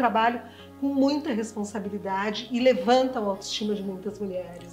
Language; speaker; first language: Portuguese; native; Portuguese